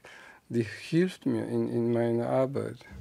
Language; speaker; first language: German; non-native, fluent; Polish